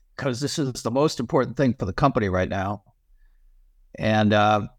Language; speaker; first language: English; native; English